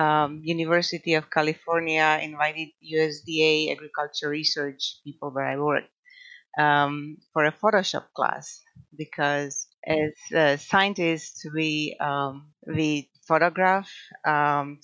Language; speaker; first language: English; non-native, fluent; Croatian